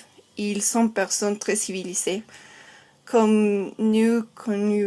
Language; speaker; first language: French; non-native, learner; Spanish